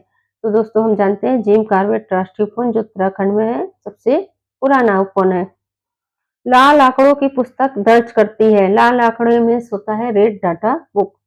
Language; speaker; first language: Hindi; native; Hindi